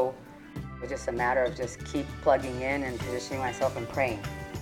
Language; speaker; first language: English; early bilingual, other home language; Spanish